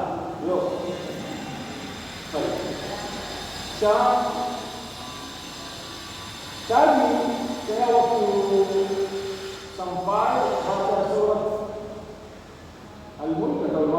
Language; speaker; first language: Indonesian; non-native, learner; Arabic